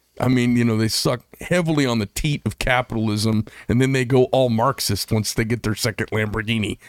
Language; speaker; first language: English; native; English